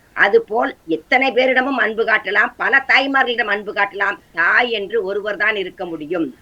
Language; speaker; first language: Tamil; non-native, local second language; Kannada